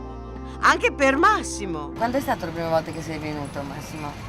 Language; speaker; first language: Italian; native; Italian